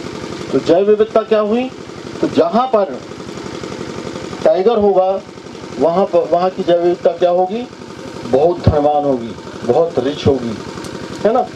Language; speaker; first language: Hindi; native; Hindi